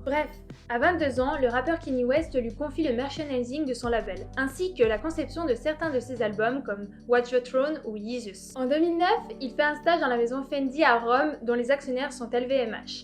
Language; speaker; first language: French; native; French